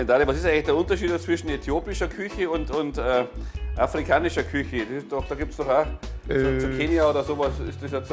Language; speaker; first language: German; native; German